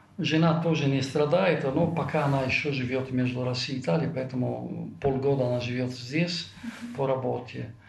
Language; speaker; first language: Russian; non-native, fluent; Italian